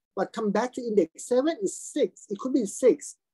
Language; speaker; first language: English; non-native, fluent; Thai